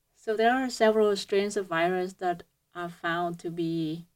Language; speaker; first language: English; non-native, fluent; Vietnamese